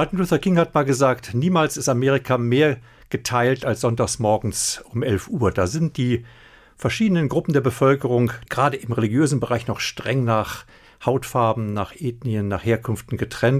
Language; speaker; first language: German; native; German